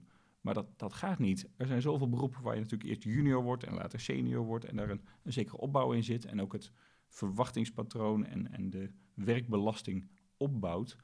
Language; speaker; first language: Dutch; native; Dutch